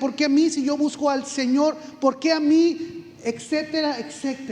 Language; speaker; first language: Spanish; native; Spanish